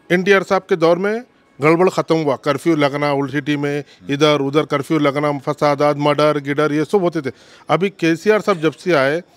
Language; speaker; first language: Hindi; non-native, local second language; Urdu